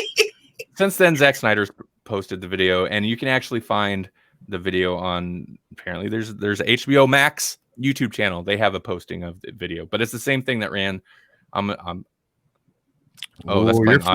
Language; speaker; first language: English; native; English